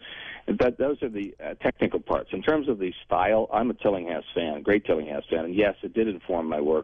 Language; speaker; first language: English; native; English